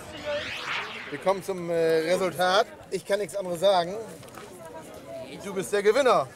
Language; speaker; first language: German; non-native, learner; English